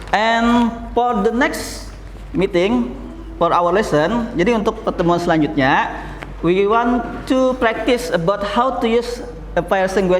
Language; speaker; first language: English; non-native, learner; Indonesian